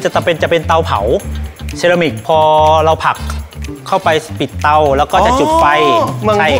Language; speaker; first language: Thai; native; Thai